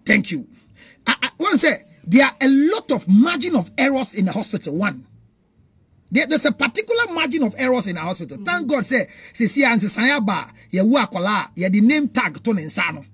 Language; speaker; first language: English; non-native, local second language; Akan